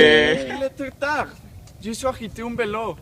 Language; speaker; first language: French; non-native, learner; Spanish